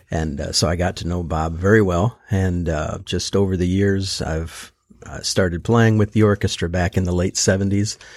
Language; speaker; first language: English; native; English